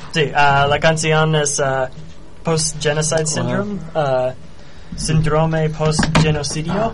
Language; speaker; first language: Spanish; non-native, learner; English